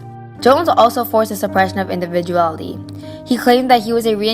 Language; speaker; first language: English; native; English